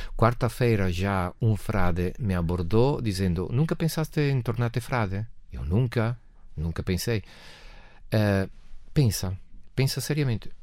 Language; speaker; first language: Portuguese; non-native, fluent; Italian